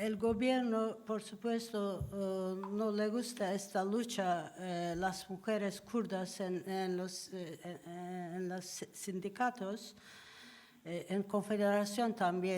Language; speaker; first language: Spanish; non-native, learner; Turkish